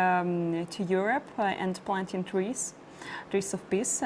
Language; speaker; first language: English; non-native, learner; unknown